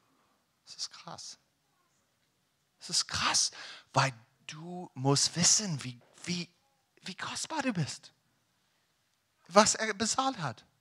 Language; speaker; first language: German; non-native, learner; English